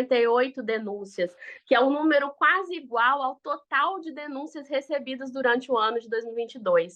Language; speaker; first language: Portuguese; native; Portuguese